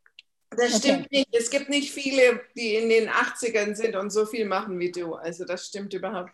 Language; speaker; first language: German; native; German